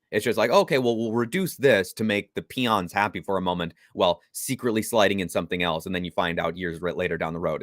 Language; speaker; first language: English; native; English